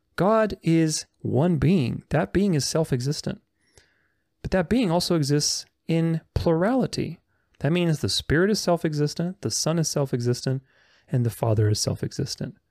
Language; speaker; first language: English; non-native, fluent; Romanian